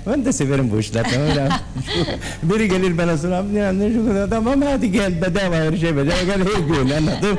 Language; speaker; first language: Turkish; non-native, learner; Arabic